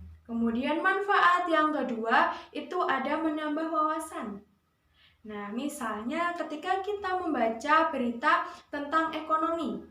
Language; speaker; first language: Indonesian; native; Indonesian